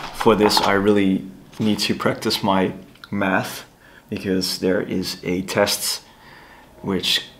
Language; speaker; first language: English; non-native, fluent; Dutch